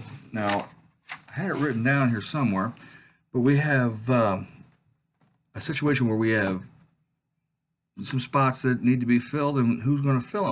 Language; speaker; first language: English; native; English